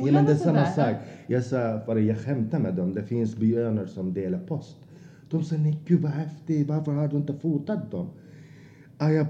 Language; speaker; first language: Swedish; non-native, fluent; Azerbaijani